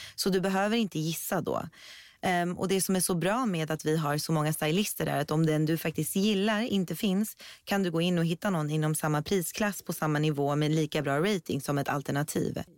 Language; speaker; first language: Swedish; early bilingual, other home language; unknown